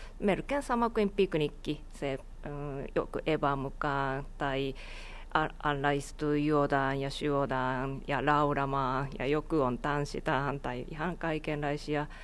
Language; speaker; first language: Finnish; non-native, learner; Japanese